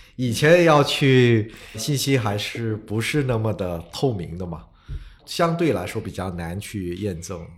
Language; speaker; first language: Chinese; native; Chinese